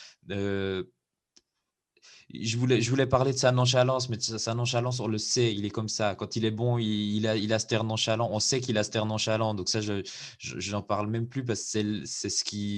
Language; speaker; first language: French; native; French